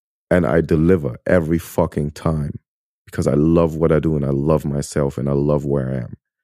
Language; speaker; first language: English; early bilingual, other home language; German